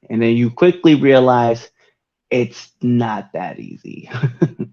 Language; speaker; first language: English; native; English